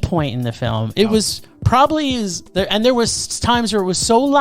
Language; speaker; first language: English; native; English